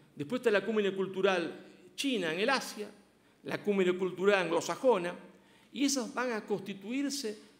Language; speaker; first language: Spanish; native; Spanish